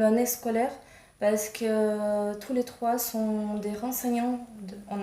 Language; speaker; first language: French; non-native, fluent; Ukrainian